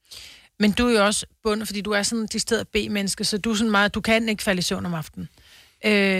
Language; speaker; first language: Danish; native; Danish